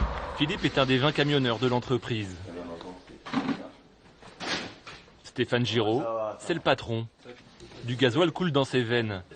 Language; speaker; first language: French; native; French